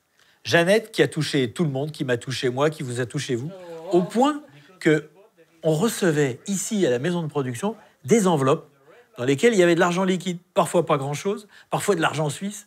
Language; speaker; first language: French; native; French